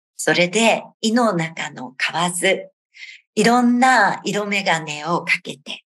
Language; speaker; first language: Japanese; native; Japanese